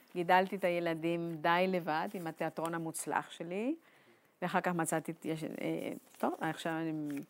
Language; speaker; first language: Hebrew; non-native, fluent; Spanish